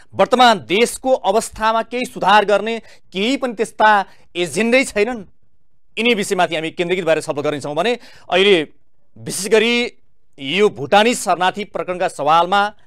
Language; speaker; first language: Nepali; native; Nepali